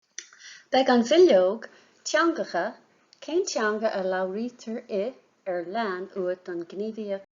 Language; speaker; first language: Irish; non-native, local second language; English